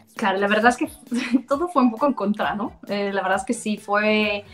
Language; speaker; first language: Spanish; non-native, fluent; Danish